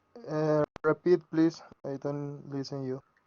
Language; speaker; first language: English; non-native, learner; Spanish